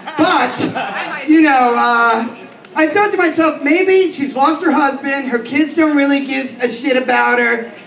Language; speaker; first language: English; native; English